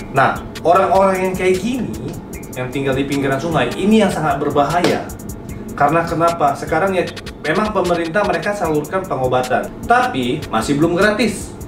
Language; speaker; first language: Indonesian; native; Indonesian